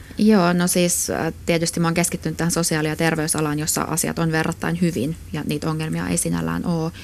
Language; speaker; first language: Finnish; native; Finnish